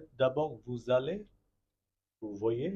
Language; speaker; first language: French; non-native, fluent; Bangla